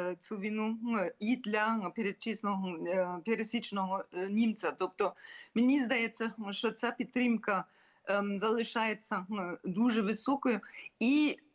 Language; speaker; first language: Ukrainian; non-native, fluent; German